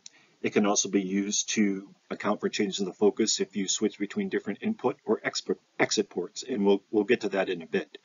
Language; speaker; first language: English; native; English